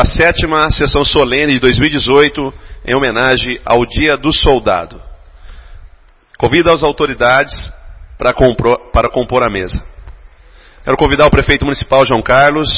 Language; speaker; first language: Portuguese; native; Portuguese